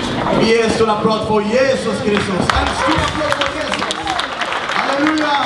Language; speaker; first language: Swedish; non-native, learner; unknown